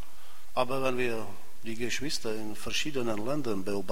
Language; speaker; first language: German; non-native, fluent; Czech